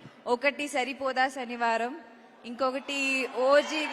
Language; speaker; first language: Telugu; non-native, learner; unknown